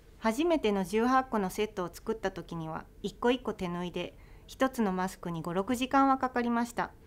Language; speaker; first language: Japanese; native; Japanese